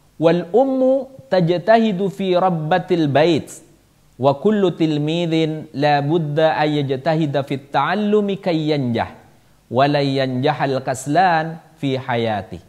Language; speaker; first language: Arabic; non-native, fluent; Indonesian